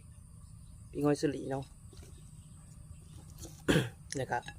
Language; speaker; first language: Thai; non-native, local second language; Northeastern Thai